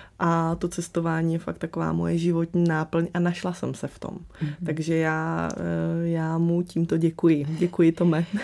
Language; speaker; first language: Czech; early bilingual, other home language; Slovak